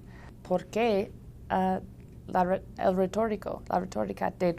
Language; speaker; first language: Spanish; non-native, learner; English